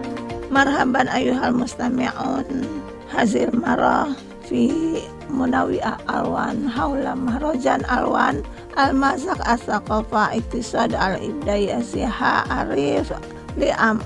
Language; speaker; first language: Arabic; non-native, fluent; Indonesian